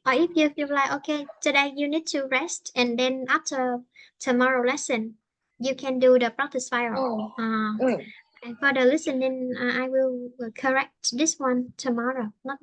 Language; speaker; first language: English; non-native, fluent; Vietnamese